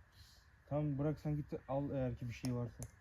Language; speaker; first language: Turkish; native; Turkish